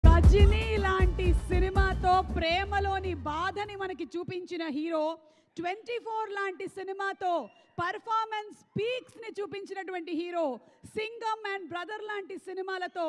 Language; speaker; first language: Telugu; native; Telugu